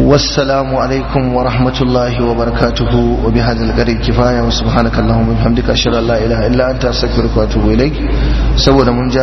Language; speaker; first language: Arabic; non-native, fluent; Hausa